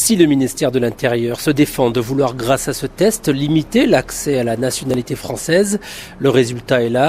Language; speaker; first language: French; native; French